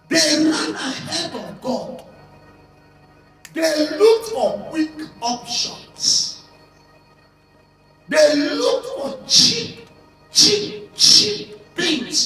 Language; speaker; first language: English; non-native, local second language; Igbo